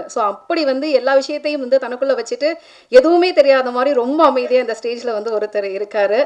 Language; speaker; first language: Tamil; native; Tamil